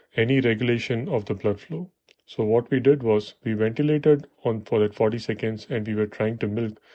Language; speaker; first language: English; non-native, local second language; Tamil